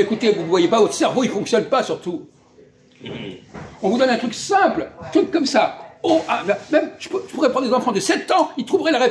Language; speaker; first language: French; native; French